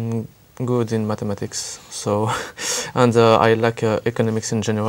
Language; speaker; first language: English; non-native, learner; French